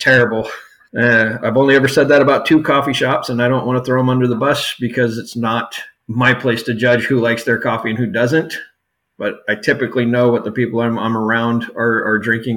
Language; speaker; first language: English; native; English